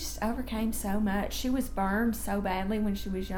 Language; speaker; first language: English; native; English